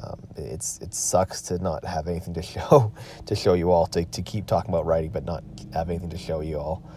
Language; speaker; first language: English; native; English